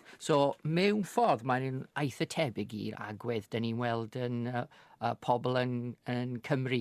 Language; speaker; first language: Welsh; non-native, fluent; English